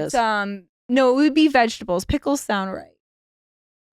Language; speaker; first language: English; native; English